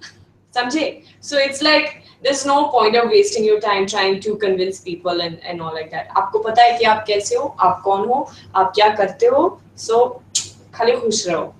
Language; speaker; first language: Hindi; non-native, fluent; Swedish